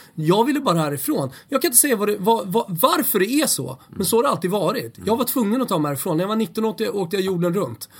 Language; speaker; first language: Swedish; native; Swedish